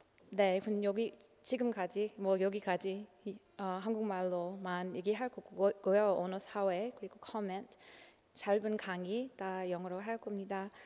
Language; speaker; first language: Korean; non-native, fluent; English